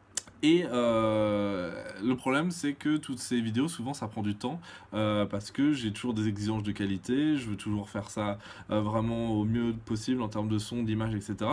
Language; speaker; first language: French; native; French